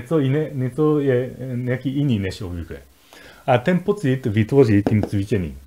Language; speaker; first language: Czech; non-native, fluent; Japanese